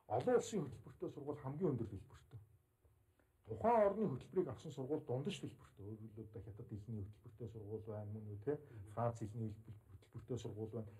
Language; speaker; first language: Mongolian; native; Mongolian